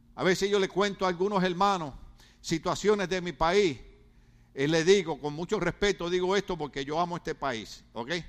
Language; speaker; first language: Spanish; native; Spanish